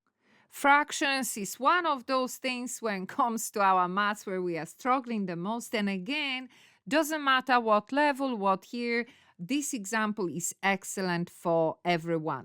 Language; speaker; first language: English; non-native, fluent; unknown